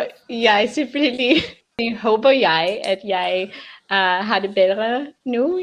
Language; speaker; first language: Danish; non-native, learner; English